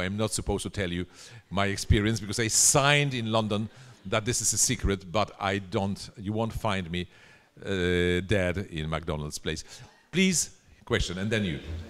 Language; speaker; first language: English; non-native, fluent; Polish